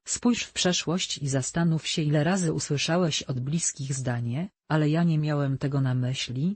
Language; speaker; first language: Polish; native; Polish